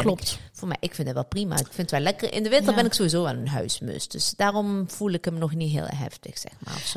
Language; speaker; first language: Dutch; early bilingual, other home language; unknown